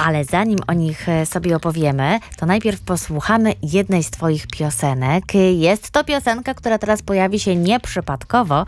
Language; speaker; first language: Polish; native; Polish